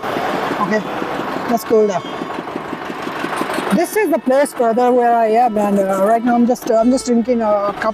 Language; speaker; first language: English; non-native, learner; Hindi